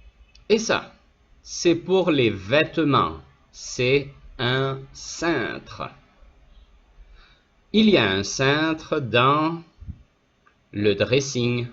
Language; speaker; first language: French; non-native, fluent; Spanish